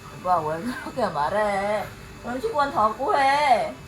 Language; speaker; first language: Korean; non-native, fluent; Vietnamese